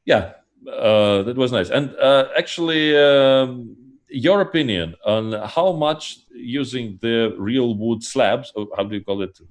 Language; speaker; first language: English; non-native, fluent; Russian